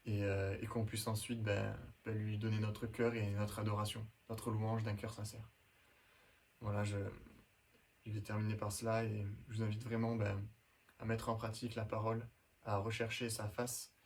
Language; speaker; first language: French; native; French